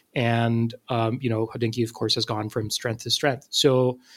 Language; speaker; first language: English; non-native, local second language; Urdu